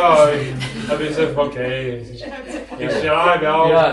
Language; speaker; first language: German; non-native, learner; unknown